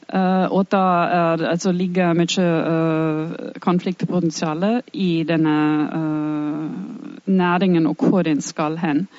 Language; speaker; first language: Norwegian; non-native, fluent; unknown